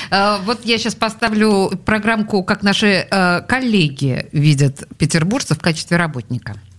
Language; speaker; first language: Russian; native; Russian